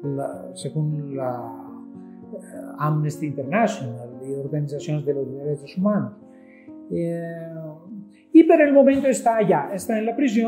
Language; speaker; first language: Spanish; non-native, fluent; Greek